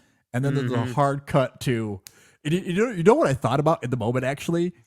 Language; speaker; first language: English; native; English